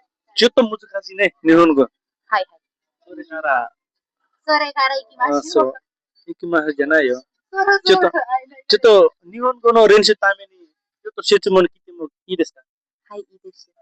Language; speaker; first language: Japanese; non-native, learner; Nepali